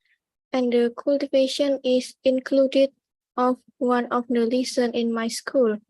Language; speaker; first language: English; non-native, learner; Indonesian